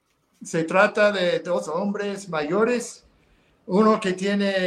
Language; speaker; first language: Spanish; non-native, fluent; English